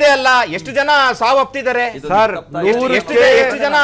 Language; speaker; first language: Kannada; native; Kannada